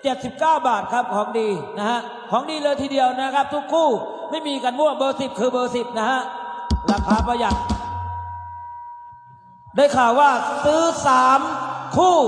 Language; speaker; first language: Thai; native; Thai